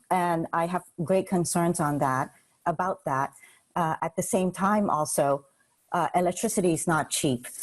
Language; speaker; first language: English; non-native, local second language; Cantonese